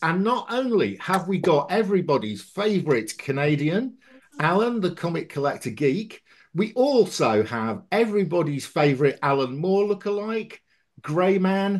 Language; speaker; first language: English; native; English